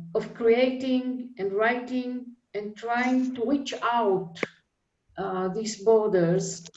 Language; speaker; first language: English; non-native, fluent; Hebrew